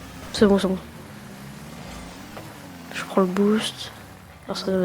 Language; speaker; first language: French; native; French